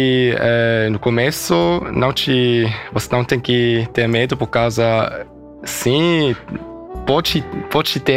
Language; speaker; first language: Portuguese; early bilingual, heritage; German